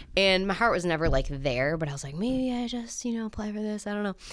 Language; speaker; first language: English; native; English